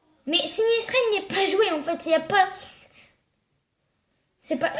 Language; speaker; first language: French; native; French